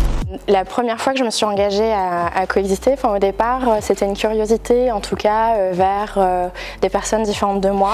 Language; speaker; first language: French; native; French